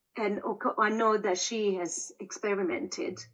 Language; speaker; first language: English; non-native, fluent; Italian